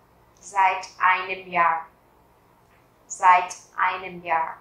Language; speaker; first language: German; non-native, fluent; Vietnamese